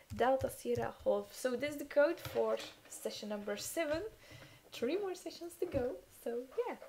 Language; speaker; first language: English; non-native, fluent; Dutch